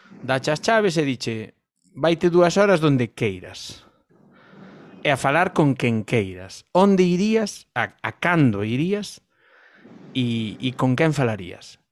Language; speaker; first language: Galician; non-native, local second language; Spanish